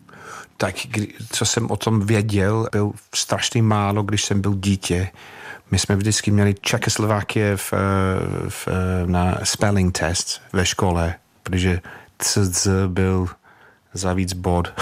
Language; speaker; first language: Czech; non-native, fluent; English